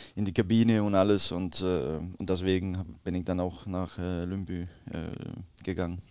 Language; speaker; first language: German; non-native, learner; Danish